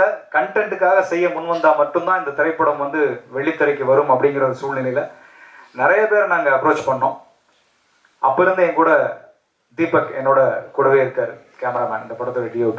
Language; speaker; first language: Tamil; native; Tamil